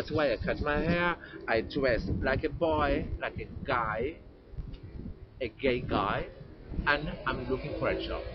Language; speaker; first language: English; non-native, learner; Spanish